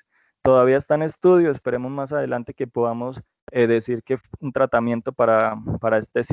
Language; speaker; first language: Spanish; native; Spanish